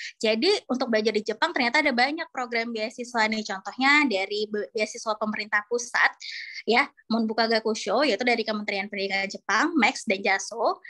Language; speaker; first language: Indonesian; native; Indonesian